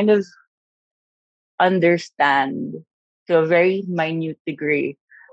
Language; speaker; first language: English; non-native, local second language; Filipino